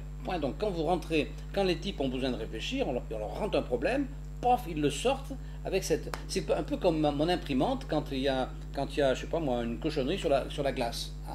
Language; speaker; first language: French; native; French